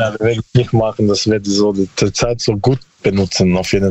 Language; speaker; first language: German; non-native, learner; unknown